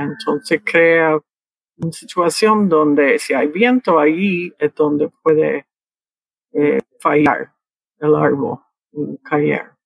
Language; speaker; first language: Spanish; early bilingual, heritage; Spanish